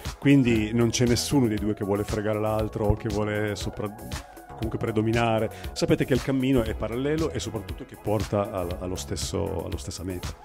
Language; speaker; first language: Italian; native; Italian